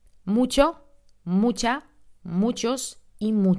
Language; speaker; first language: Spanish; non-native, fluent; Polish